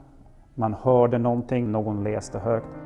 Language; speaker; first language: Swedish; non-native, fluent; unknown